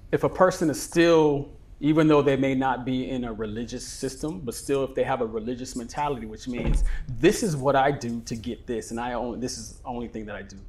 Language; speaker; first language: English; native; English